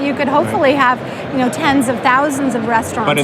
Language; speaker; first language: English; native; English